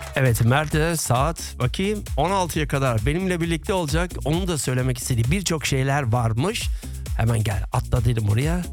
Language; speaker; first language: Turkish; early bilingual, heritage; Turkish